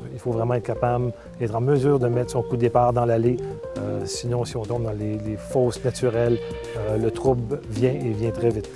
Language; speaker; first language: French; native; French